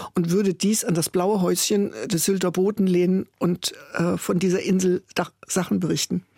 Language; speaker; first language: German; native; German